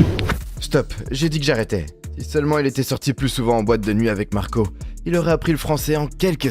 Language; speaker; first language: French; native; French